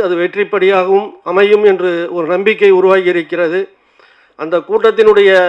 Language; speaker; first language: Tamil; native; Tamil